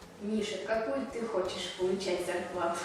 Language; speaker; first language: Russian; native; Russian